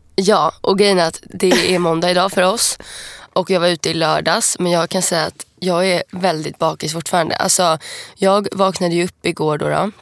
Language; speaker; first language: Swedish; native; Swedish